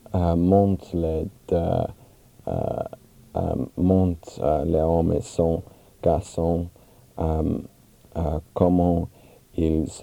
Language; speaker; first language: French; non-native, learner; English